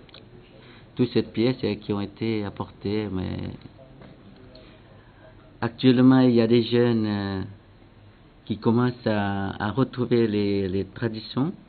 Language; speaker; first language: French; non-native, local second language; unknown